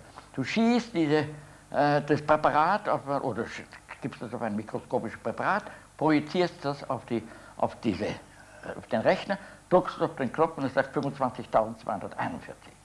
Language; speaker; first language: German; native; German